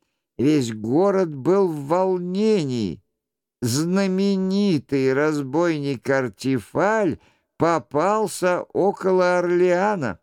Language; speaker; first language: Russian; native; Russian